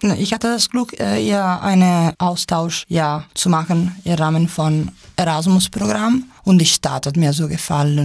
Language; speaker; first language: German; non-native, fluent; Italian